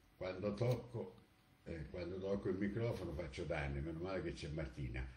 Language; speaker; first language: Italian; native; Italian